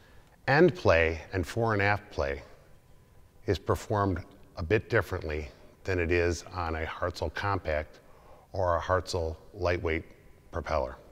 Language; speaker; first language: English; native; English